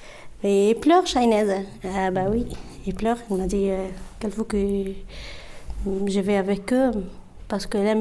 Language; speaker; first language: French; non-native, learner; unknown